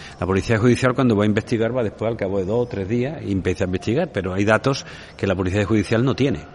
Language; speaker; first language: Spanish; native; Spanish